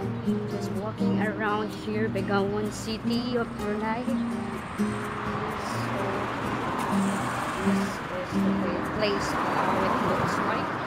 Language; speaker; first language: English; non-native, local second language; Filipino